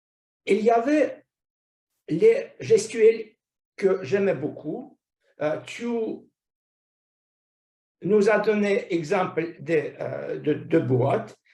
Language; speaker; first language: French; non-native, fluent; Russian